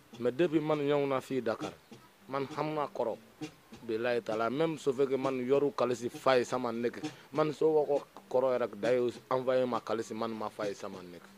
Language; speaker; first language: Wolof; non-native, learner; Bambara